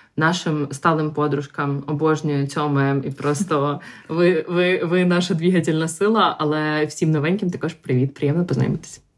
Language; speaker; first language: Ukrainian; non-native, local second language; Russian